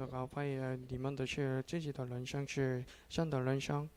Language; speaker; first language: Chinese; non-native, learner; Korean